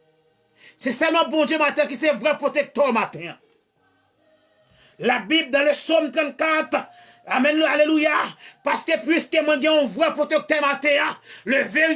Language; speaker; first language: French; non-native, learner; Haitian Creole